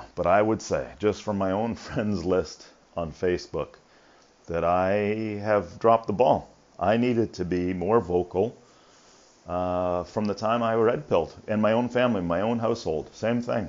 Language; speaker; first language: English; native; English